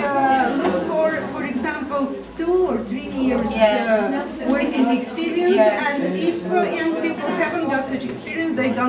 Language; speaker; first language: English; non-native, fluent; Bulgarian